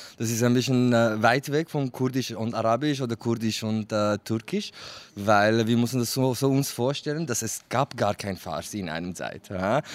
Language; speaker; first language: German; non-native, fluent; Kurdish